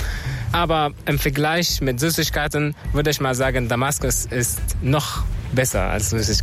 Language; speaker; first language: German; non-native, fluent; Arabic